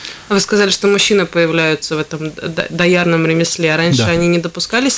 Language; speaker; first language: Russian; native; Russian